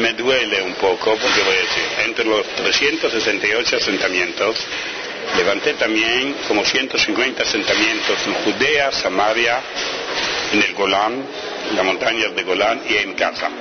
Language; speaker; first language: Spanish; non-native, fluent; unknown